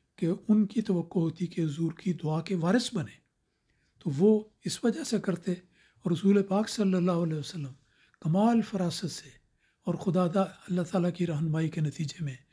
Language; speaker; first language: Urdu; native; Urdu